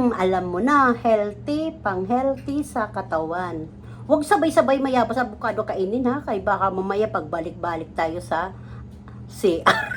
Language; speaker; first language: Filipino; native; Filipino